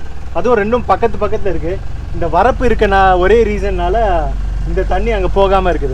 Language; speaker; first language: Tamil; native; Tamil